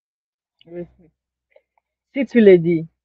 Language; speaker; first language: French; non-native, learner; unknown